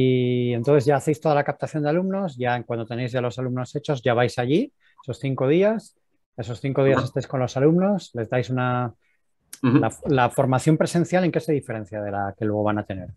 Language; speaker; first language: Spanish; native; Spanish